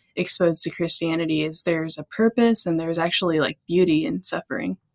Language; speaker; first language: English; native; English